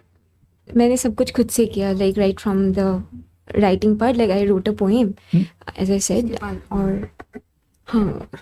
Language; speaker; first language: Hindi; non-native, local second language; Assamese